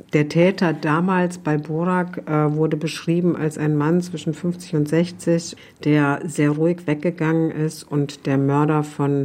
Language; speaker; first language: German; native; German